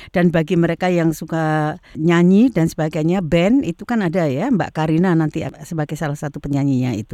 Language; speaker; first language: Indonesian; native; Indonesian